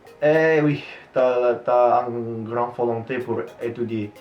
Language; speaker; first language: French; non-native, fluent; Indonesian